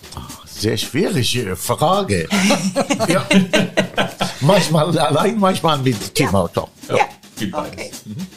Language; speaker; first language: German; non-native, learner; Arabic